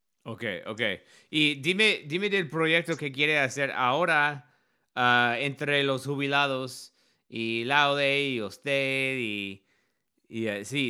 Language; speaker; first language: Spanish; non-native, learner; English